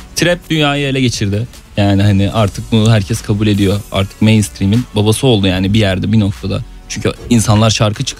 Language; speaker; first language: Turkish; native; Turkish